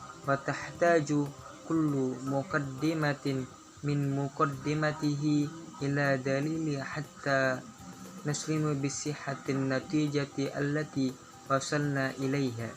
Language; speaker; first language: Arabic; non-native, learner; Indonesian